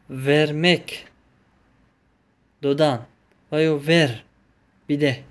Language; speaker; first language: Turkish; non-native, fluent; Tajik